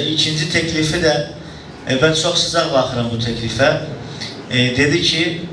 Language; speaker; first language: Turkish; native; Turkish